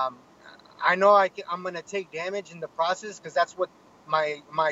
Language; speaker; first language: English; native; English